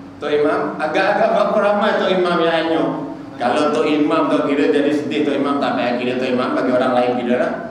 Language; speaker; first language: Malay; non-native, local second language; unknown